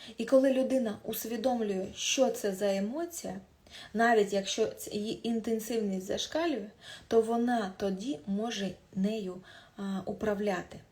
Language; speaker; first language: Ukrainian; non-native, local second language; Russian